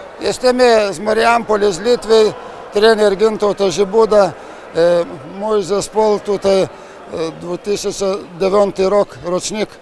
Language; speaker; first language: Polish; non-native, learner; Lithuanian